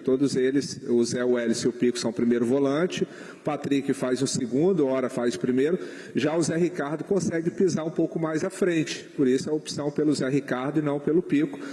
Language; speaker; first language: Portuguese; native; Portuguese